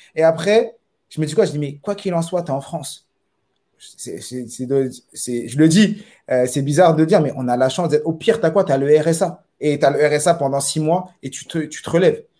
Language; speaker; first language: French; native; French